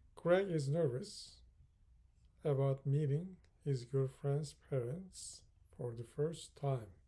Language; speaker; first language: English; non-native, fluent; Turkish